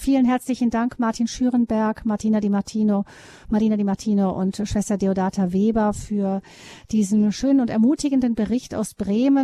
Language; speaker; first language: German; native; German